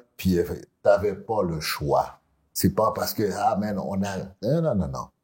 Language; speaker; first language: French; early bilingual, other home language; Haitian Creole